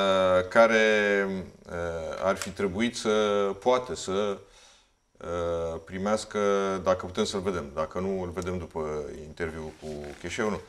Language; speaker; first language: Romanian; native; Romanian